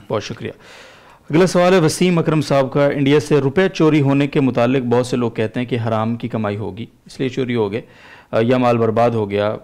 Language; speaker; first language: Urdu; native; Urdu